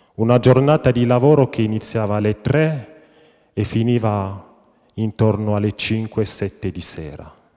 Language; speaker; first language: Italian; non-native, fluent; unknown